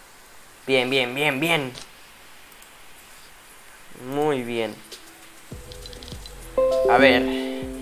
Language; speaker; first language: Spanish; native; Spanish